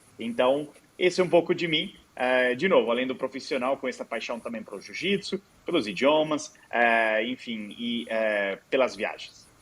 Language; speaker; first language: Portuguese; non-native, fluent; Italian